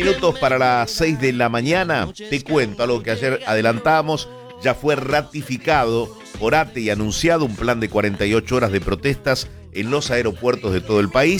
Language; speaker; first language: Spanish; native; Spanish